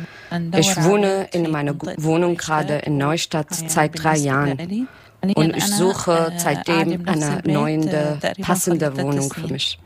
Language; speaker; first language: German; non-native, learner; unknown